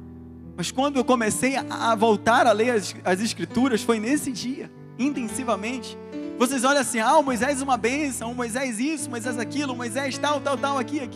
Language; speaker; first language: Portuguese; native; Portuguese